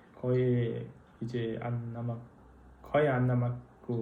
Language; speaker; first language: Korean; non-native, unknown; Uzbek